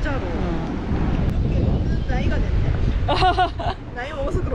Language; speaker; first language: Korean; non-native, learner; Japanese